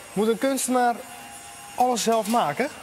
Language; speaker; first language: Dutch; native; Dutch